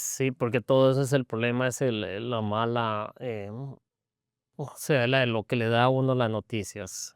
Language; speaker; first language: Spanish; native; Spanish